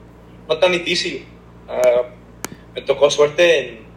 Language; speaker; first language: Spanish; early bilingual, heritage; Spanish